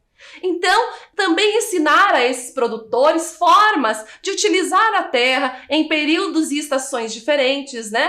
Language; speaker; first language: Portuguese; native; Portuguese